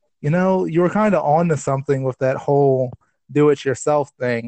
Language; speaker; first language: English; native; English